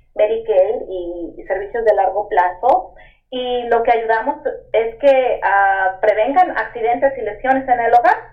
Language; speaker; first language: Spanish; native; Spanish